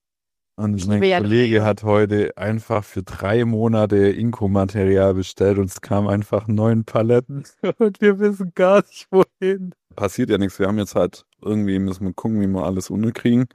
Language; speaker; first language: German; native; German